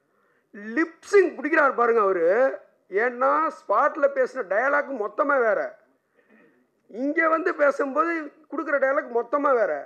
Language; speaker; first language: Tamil; native; Tamil